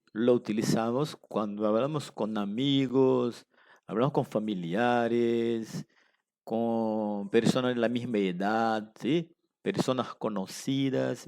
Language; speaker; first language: Spanish; non-native, fluent; Portuguese